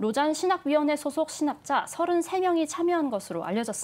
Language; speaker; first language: Korean; native; Korean